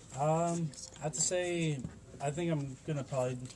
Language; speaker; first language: English; native; English